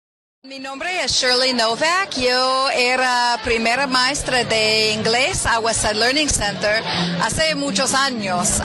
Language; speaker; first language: Spanish; non-native, learner; English